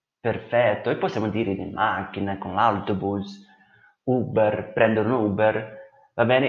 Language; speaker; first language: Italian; non-native, fluent; Portuguese